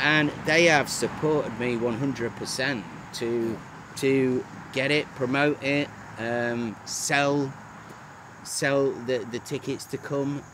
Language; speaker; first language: English; native; English